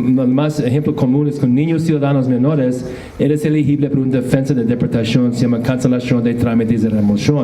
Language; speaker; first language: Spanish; non-native, fluent; English